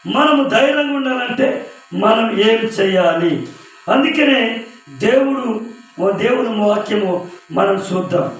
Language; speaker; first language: Telugu; non-native, local second language; Koya